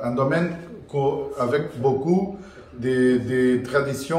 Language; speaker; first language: French; non-native, learner; Portuguese